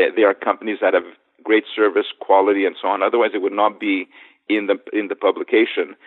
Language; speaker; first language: English; native; English